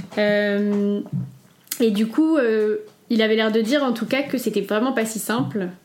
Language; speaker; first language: French; native; French